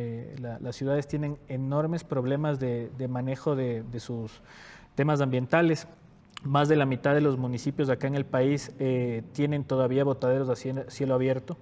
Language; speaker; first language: Spanish; native; Spanish